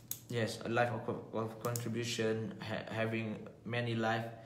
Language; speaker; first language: English; non-native, local second language; Malay